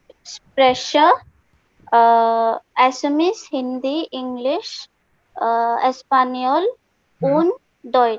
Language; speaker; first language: German; non-native, learner; Assamese